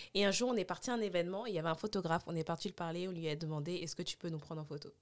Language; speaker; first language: French; native; French